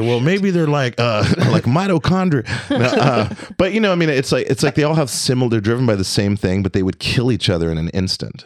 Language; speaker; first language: English; early bilingual, other home language; French